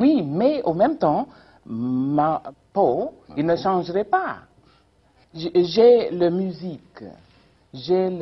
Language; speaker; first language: French; non-native, learner; English